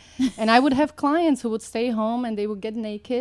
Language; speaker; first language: English; non-native, fluent; Slovak